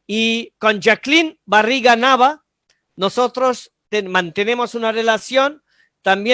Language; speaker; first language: Spanish; non-native, fluent; Bangla